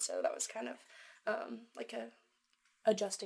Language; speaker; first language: English; native; English